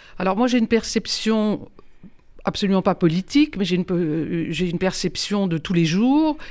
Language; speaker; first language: French; native; French